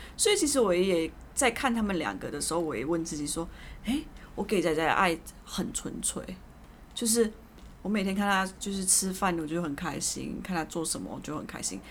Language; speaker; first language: Chinese; early bilingual, heritage; Chinese